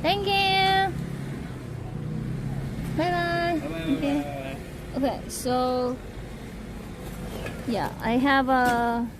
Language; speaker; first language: English; non-native, fluent; Korean